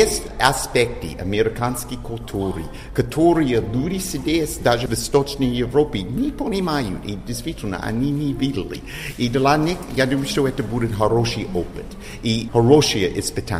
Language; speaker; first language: Russian; non-native, fluent; English